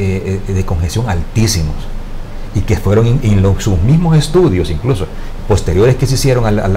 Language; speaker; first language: Spanish; native; Spanish